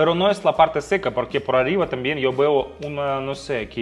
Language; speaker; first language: Spanish; non-native, fluent; Russian